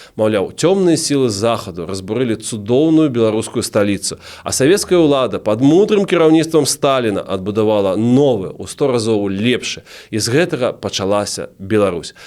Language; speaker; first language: Belarusian; non-native, local second language; Russian